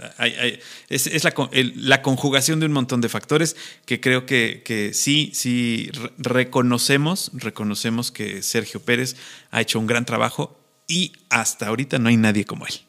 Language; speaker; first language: Spanish; native; Spanish